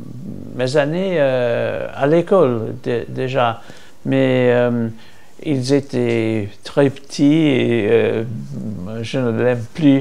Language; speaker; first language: French; non-native, fluent; English